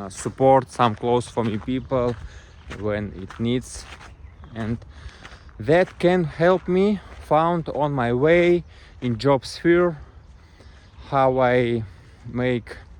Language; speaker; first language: English; non-native, learner; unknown